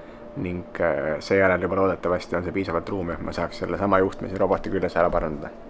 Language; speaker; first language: Estonian; native; Estonian